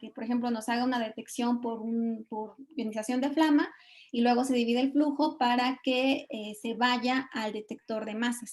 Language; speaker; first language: Spanish; native; Spanish